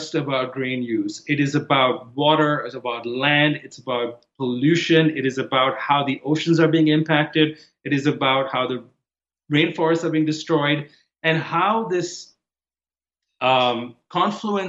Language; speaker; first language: English; non-native, local second language; Hindi